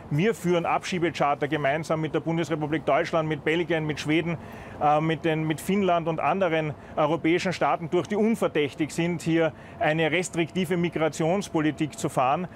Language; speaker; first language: German; native; German